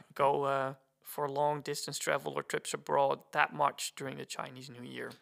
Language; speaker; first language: English; non-native, fluent; Dutch